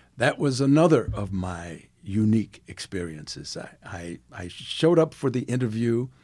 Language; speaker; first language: English; native; English